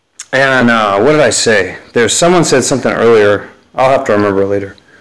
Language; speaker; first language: English; native; English